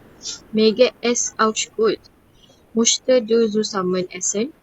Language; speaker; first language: German; non-native, learner; Malay